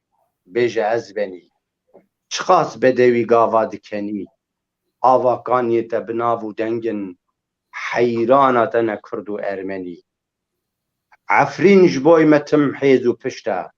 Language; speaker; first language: Kurdish; native; Kurdish